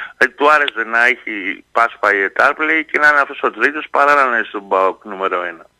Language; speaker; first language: Greek; native; Greek